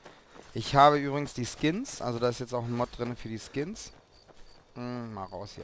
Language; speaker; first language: German; native; German